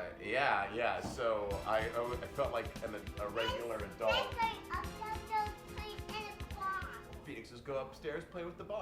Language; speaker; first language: English; native; English